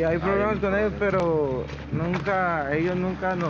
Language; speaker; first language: Spanish; native; Spanish